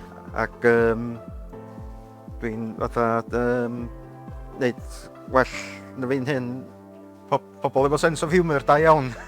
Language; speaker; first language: Welsh; native; Welsh